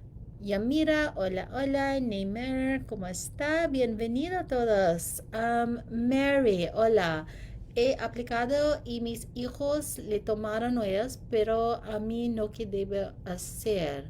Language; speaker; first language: Spanish; non-native, learner; English